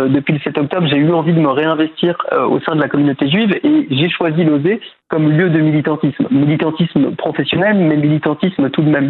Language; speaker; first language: French; native; French